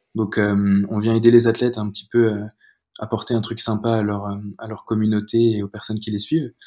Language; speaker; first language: French; native; French